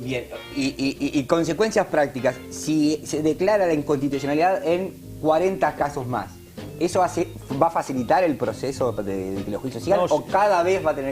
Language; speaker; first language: Spanish; native; Spanish